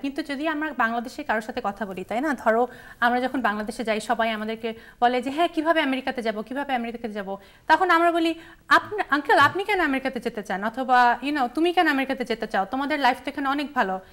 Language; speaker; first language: Bangla; early bilingual, heritage; Bangla